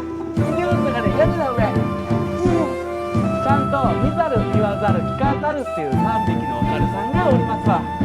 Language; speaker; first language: Japanese; native; Japanese